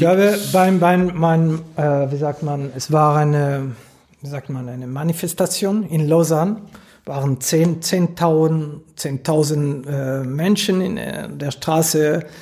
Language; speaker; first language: German; non-native, local second language; French